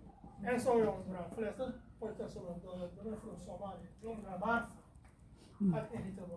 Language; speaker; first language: Swedish; non-native, learner; Somali